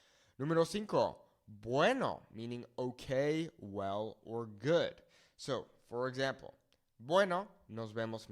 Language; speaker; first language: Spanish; non-native, fluent; English